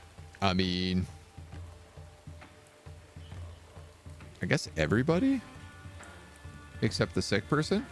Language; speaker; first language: English; native; English